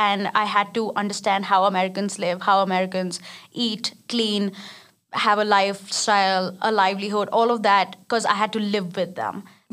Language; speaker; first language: English; non-native, local second language; Hindi